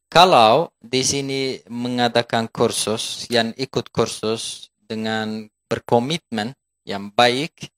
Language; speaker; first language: Indonesian; non-native, fluent; Turkish